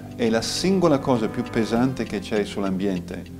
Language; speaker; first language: Italian; non-native, fluent; English